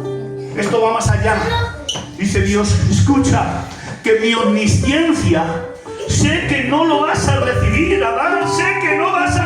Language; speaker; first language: Spanish; native; Spanish